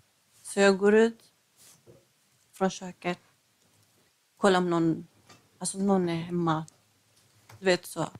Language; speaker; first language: Swedish; non-native, fluent; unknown